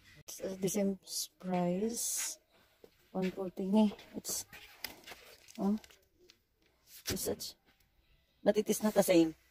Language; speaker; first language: English; non-native, learner; Filipino